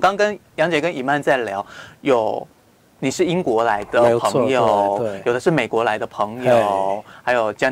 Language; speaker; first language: Chinese; native; Chinese